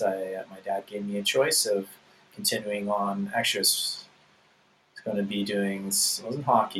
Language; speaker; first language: English; native; English